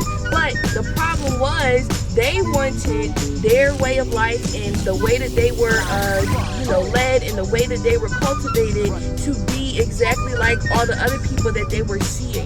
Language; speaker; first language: English; native; English